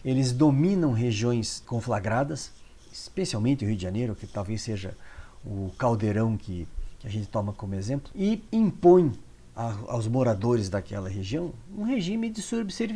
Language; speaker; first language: Portuguese; native; Portuguese